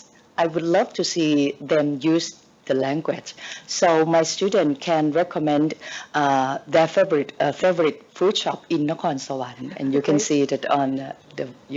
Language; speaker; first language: English; non-native, learner; Thai